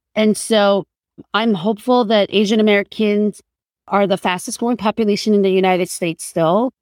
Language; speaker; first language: English; non-native, fluent; Korean